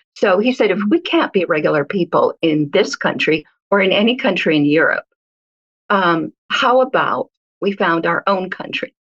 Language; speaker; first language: English; early bilingual, other home language; Hebrew